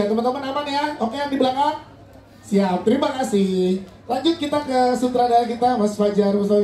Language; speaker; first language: Indonesian; native; Indonesian